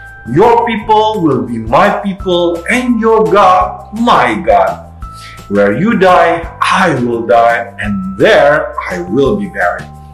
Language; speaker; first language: English; non-native, fluent; Indonesian